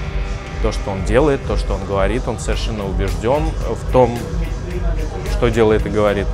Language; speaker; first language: Russian; native; Russian